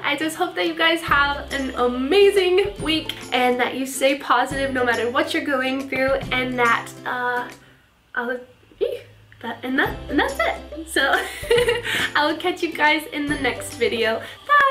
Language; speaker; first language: English; early bilingual, other home language; Romanian